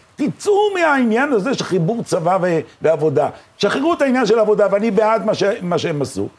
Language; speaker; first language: Hebrew; native; Hebrew